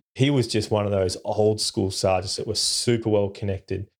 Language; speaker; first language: English; native; English